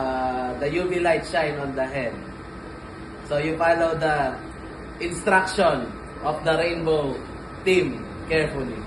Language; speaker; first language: English; non-native, local second language; Filipino